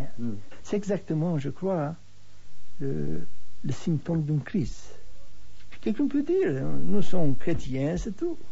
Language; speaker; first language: French; non-native, fluent; Hebrew